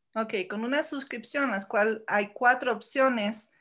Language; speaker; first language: Spanish; early bilingual, heritage; Spanish